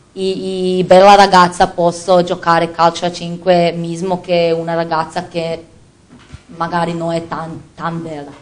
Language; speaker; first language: Italian; non-native, learner; Croatian